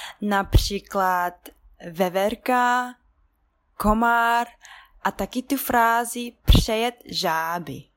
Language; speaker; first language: Czech; non-native, learner; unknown